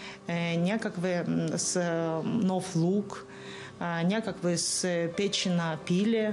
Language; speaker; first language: Bulgarian; non-native, learner; Russian